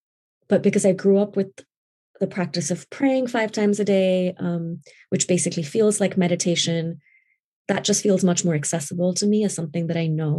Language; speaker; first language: English; non-native, local second language; Urdu